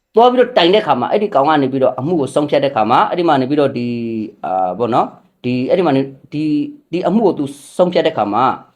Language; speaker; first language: Burmese; non-native, local second language; Rohingya